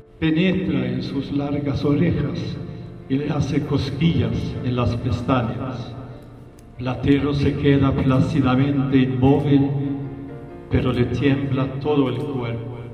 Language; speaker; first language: Spanish; non-native, fluent; Swedish